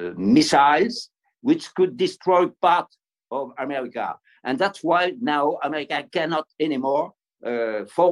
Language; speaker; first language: English; non-native, fluent; French